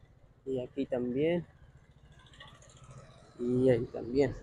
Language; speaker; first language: Spanish; non-native, learner; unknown